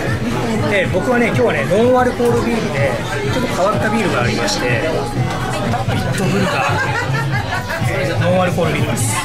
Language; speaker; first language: Japanese; native; Japanese